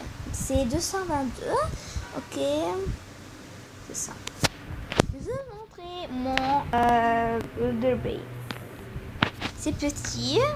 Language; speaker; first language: French; non-native, learner; Arabic